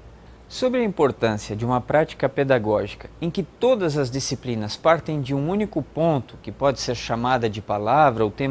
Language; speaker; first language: Portuguese; native; Portuguese